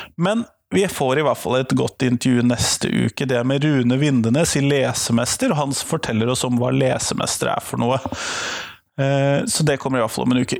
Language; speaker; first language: Norwegian; native; Norwegian